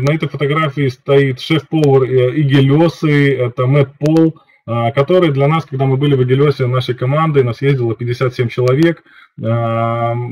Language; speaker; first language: Russian; native; Russian